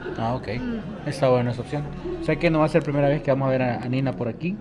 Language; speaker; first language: Spanish; native; Spanish